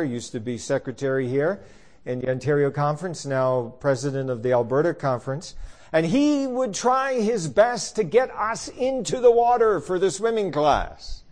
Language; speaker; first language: English; native; English